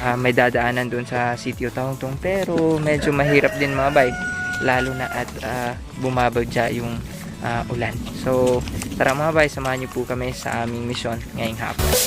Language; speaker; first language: Filipino; non-native, local second language; Cebuano